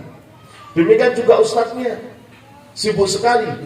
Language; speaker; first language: Indonesian; native; Indonesian